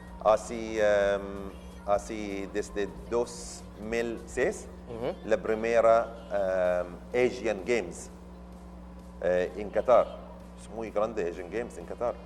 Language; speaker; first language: Spanish; non-native, learner; Arabic